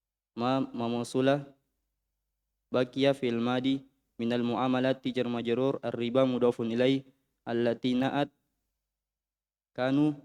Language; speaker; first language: Arabic; non-native, learner; Indonesian